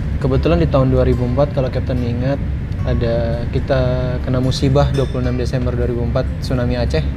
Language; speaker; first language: Indonesian; native; Indonesian